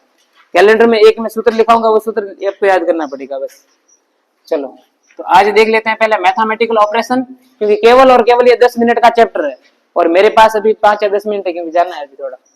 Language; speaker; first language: Hindi; native; Hindi